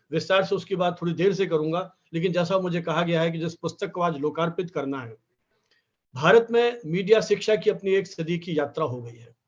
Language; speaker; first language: Hindi; native; Hindi